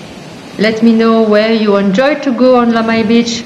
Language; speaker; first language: English; non-native, fluent; French